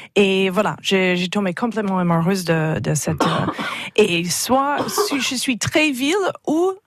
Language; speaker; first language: French; non-native, fluent; English